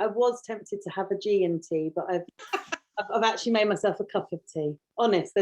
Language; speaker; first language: English; native; English